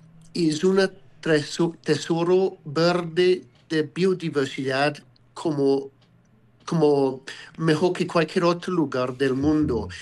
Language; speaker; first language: Spanish; non-native, fluent; English